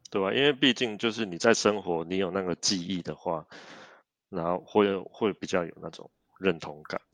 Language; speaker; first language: Chinese; native; Chinese